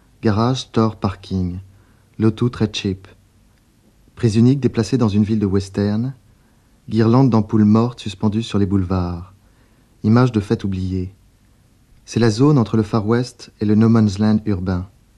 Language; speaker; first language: French; native; French